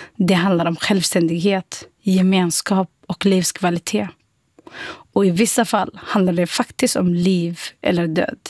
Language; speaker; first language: Swedish; non-native, fluent; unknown